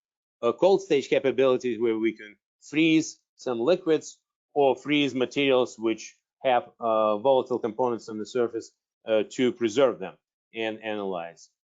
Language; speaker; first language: English; non-native, fluent; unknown